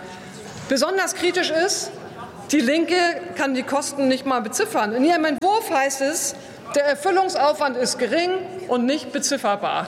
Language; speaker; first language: German; native; German